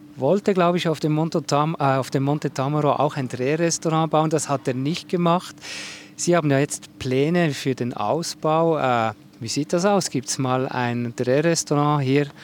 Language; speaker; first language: German; native; German